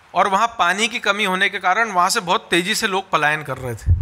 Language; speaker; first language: Hindi; native; Hindi